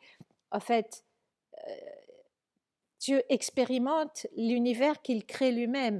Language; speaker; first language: French; native; French